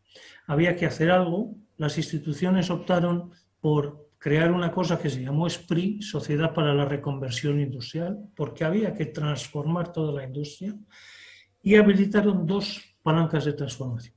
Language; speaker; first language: Spanish; native; Spanish